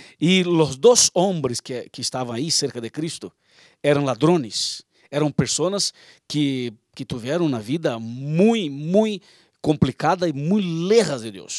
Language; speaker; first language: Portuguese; non-native, learner; Spanish